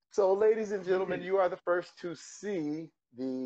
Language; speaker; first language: English; native; English